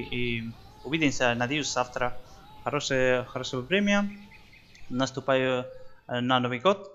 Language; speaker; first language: Russian; non-native, learner; Spanish